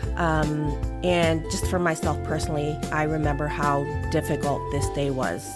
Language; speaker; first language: English; non-native, local second language; Filipino